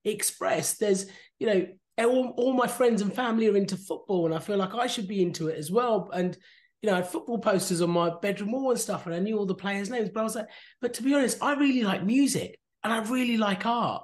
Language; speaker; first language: English; native; English